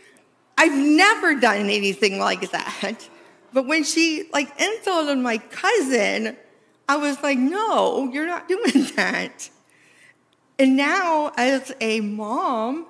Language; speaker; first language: English; native; English